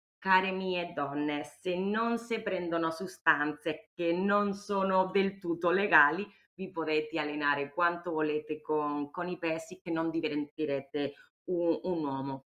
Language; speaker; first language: Italian; non-native, fluent; Spanish